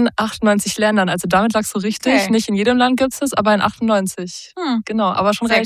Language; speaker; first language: German; native; German